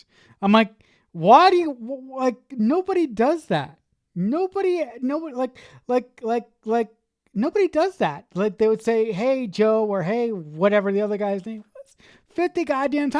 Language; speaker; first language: English; native; English